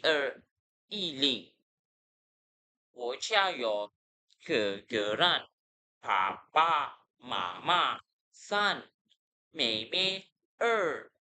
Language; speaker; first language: Chinese; non-native, learner; Malay